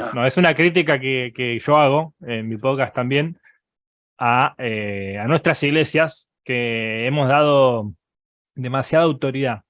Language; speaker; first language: Spanish; native; Spanish